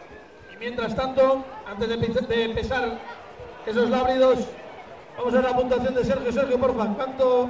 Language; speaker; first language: Spanish; native; Spanish